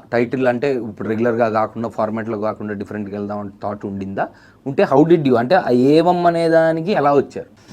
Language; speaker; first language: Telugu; native; Telugu